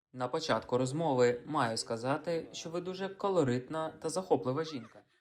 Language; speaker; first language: Ukrainian; native; Ukrainian